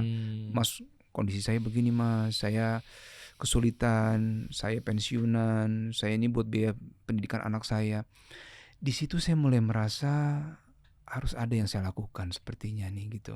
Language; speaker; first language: Indonesian; native; Indonesian